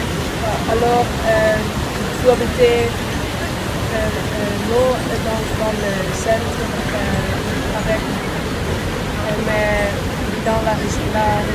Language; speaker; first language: French; non-native, learner; Dutch